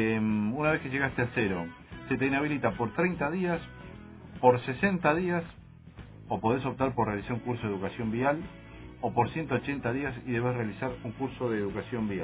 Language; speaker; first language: Spanish; native; Spanish